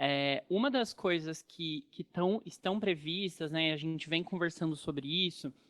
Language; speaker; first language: Portuguese; native; Portuguese